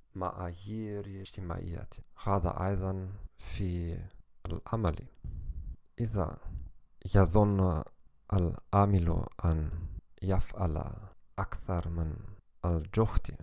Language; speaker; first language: Arabic; non-native, learner; German